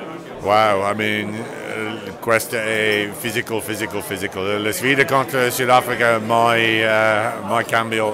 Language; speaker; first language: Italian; non-native, learner; English